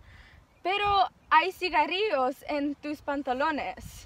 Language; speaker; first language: Spanish; non-native, learner; English